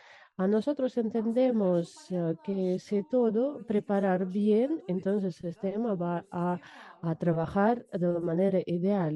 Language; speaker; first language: Spanish; non-native, fluent; Russian